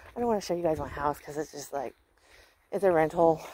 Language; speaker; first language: English; native; English